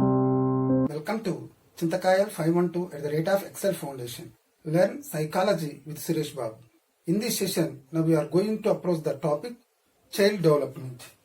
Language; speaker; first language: English; non-native, local second language; Telugu